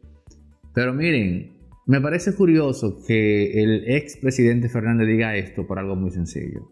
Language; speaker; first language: Spanish; native; Spanish